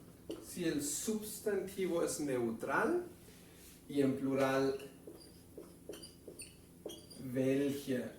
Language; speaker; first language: Spanish; non-native, fluent; German